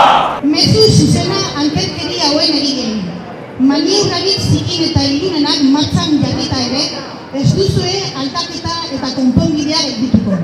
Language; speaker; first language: Basque; native; Basque